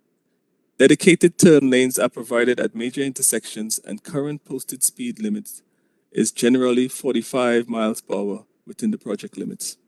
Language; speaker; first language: English; native; English